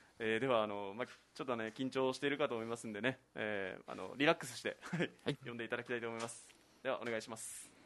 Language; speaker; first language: Japanese; native; Japanese